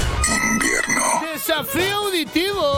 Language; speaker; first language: Spanish; native; Spanish